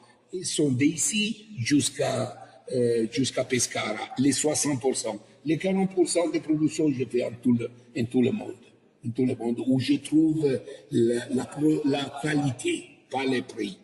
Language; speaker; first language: French; non-native, learner; Italian